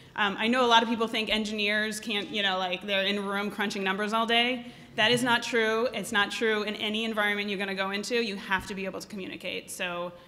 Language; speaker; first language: English; native; English